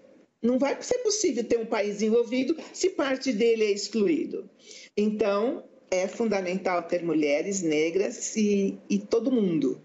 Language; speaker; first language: Portuguese; native; Portuguese